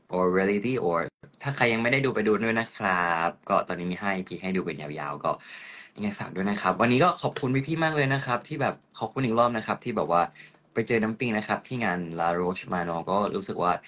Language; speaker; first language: Thai; native; Thai